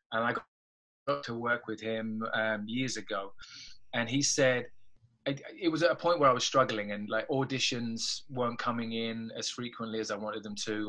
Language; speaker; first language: English; native; English